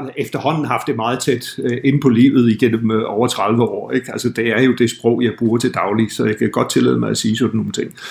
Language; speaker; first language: Danish; non-native, fluent; English